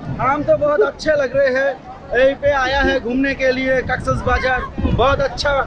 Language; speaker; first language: Hindi; non-native, local second language; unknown